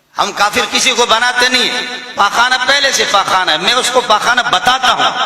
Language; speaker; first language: Urdu; non-native, local second language; Baluchi